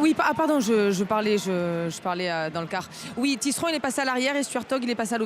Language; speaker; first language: French; native; French